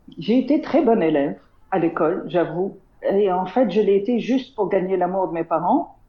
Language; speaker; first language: French; non-native, local second language; Arabic